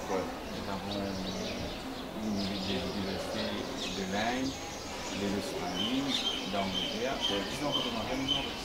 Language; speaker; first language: French; non-native, local second language; Morisyen